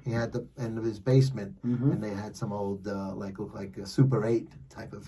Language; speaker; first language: English; native; English